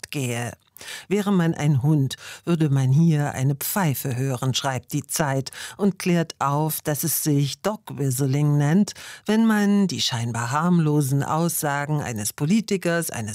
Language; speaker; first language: German; native; German